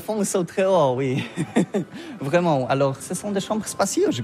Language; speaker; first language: French; non-native, learner; Polish